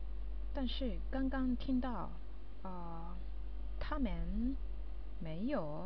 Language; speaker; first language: Chinese; non-native, learner; Japanese